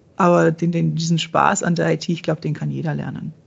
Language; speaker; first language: German; early bilingual, other home language; Czech